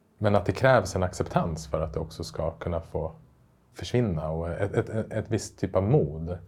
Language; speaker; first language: Swedish; native; Swedish